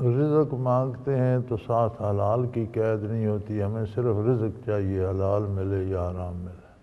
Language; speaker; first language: Urdu; non-native, local second language; Punjabi